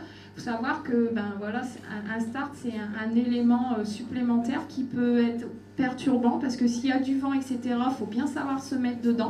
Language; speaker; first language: French; native; French